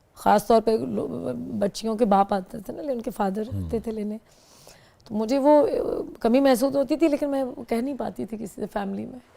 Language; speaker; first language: Urdu; non-native, local second language; Punjabi